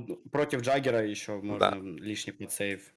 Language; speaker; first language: Russian; native; Russian